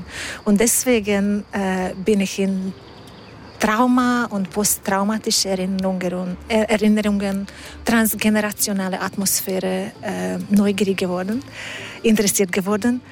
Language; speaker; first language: German; non-native, fluent; Hungarian